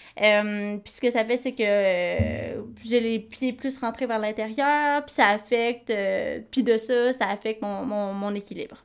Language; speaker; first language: French; native; French